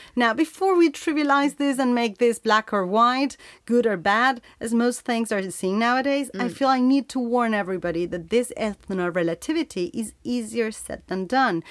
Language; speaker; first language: English; non-native, fluent; Spanish